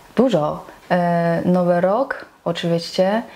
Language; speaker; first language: Polish; non-native, learner; Chinese